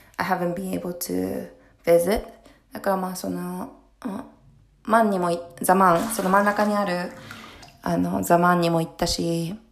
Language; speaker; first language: Japanese; early bilingual, heritage; Japanese